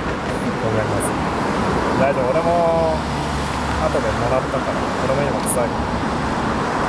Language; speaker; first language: Japanese; native; Japanese